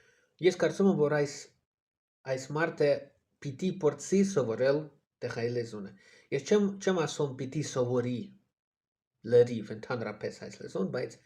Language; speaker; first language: Armenian; non-native, fluent; Russian